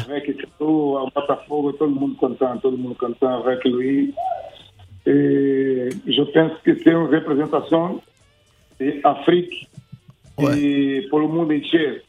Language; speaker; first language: French; non-native, learner; Portuguese